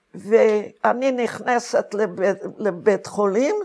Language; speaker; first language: Hebrew; non-native, fluent; Hungarian